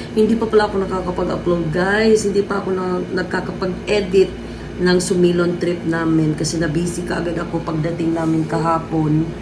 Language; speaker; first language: Filipino; native; Filipino